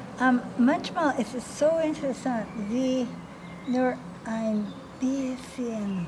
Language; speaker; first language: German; non-native, learner; English